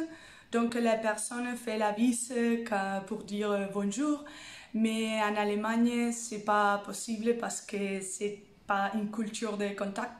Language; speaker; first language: French; non-native, fluent; Spanish